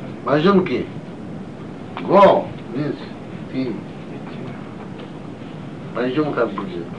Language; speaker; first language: Russian; non-native, learner; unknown